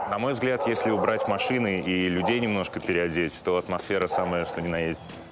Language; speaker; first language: Russian; native; Russian